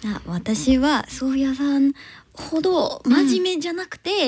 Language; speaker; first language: Japanese; non-native, learner; English